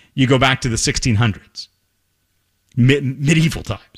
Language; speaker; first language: English; native; English